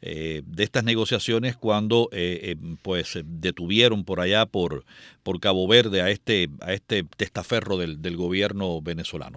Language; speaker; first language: Spanish; native; Spanish